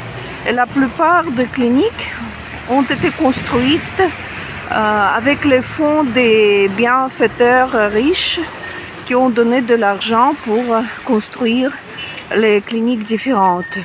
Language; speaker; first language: French; non-native, fluent; Russian